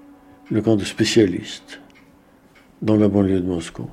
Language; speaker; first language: French; early bilingual, other home language; Russian